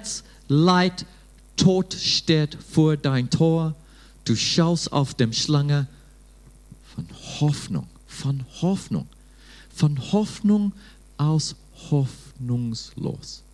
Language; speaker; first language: German; non-native, fluent; English